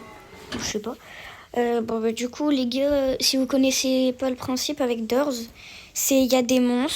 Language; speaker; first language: French; native; French